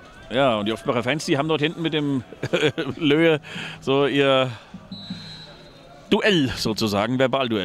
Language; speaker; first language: German; native; German